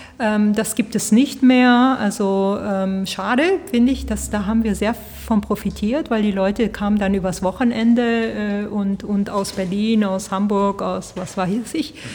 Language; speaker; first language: German; early bilingual, heritage; Spanish